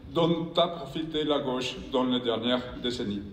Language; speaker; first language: French; non-native, fluent; Spanish